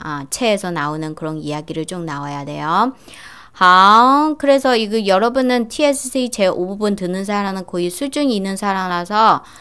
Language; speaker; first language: Korean; non-native, fluent; Chinese